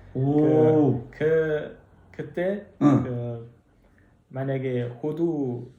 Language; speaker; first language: Korean; non-native, learner; Uzbek